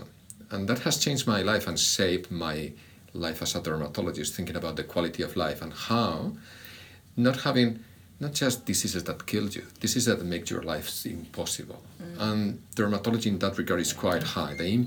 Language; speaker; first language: English; non-native, fluent; Spanish